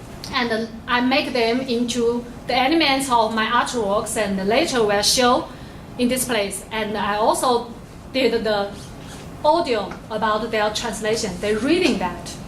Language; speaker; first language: English; non-native, learner; Chinese